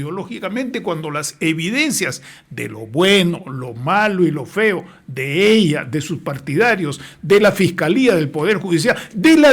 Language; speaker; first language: Spanish; native; Spanish